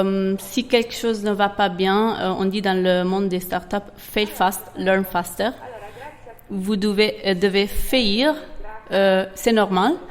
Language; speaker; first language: French; non-native, fluent; Italian